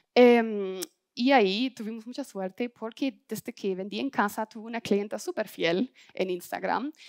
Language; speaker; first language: Spanish; non-native, fluent; German